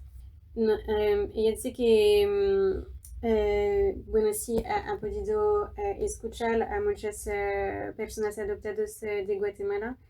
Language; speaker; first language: Spanish; non-native, fluent; French